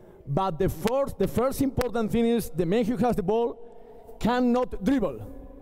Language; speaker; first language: English; non-native, learner; Spanish